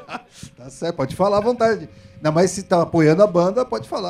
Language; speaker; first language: Portuguese; native; Portuguese